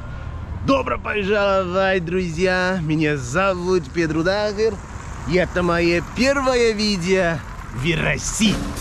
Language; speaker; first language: Russian; non-native, learner; Portuguese